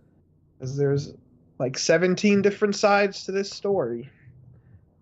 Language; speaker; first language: English; native; English